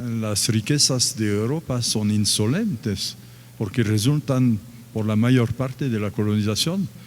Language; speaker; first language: Spanish; non-native, fluent; French